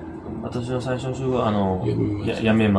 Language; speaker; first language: Japanese; non-native, fluent; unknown